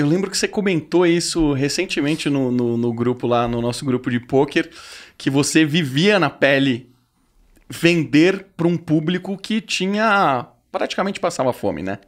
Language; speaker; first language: Portuguese; native; Portuguese